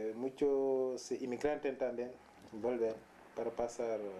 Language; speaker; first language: Spanish; non-native, learner; Wolof